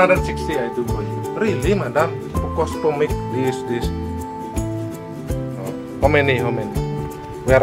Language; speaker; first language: English; non-native, learner; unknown